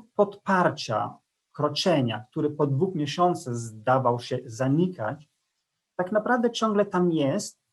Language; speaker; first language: Polish; non-native, fluent; Italian